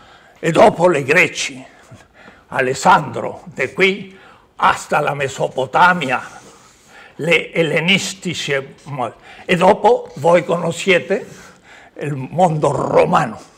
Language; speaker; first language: Italian; non-native, learner; Spanish